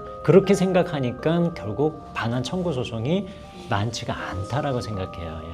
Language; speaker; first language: Korean; native; Korean